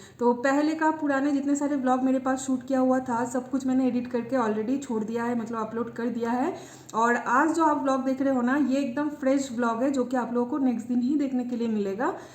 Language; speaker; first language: Hindi; non-native, local second language; Bangla